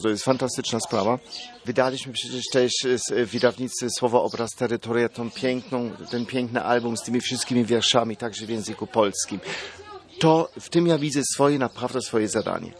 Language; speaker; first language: Polish; non-native, fluent; German